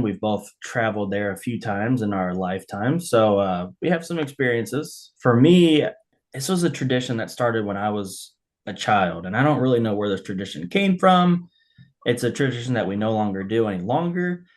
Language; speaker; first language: English; native; English